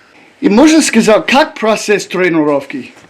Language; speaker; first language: Russian; non-native, learner; English